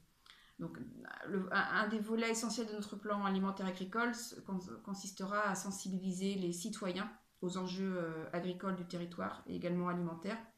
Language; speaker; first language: French; native; French